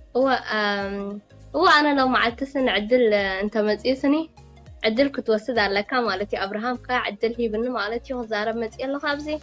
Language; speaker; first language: Tigrinya; early bilingual, heritage; Tigrinya